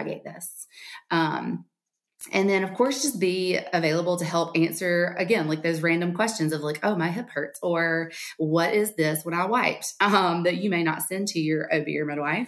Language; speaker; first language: English; native; English